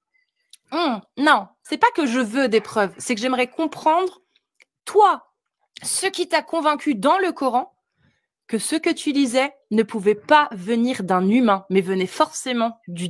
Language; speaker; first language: French; native; French